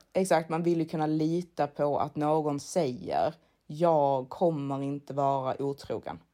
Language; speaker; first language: Swedish; native; Swedish